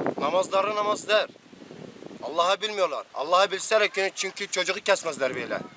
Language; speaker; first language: Turkish; native; Turkish